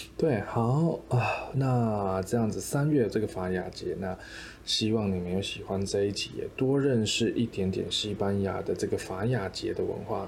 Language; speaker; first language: Chinese; native; Chinese